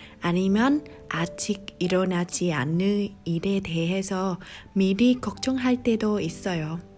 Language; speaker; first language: Korean; non-native, learner; Vietnamese